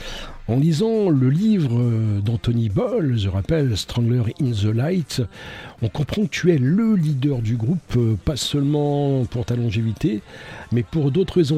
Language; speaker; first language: French; native; French